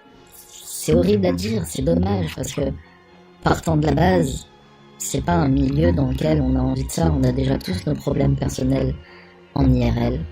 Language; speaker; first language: French; native; French